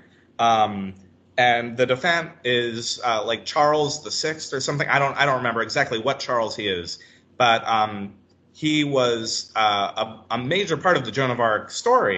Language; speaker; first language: English; native; English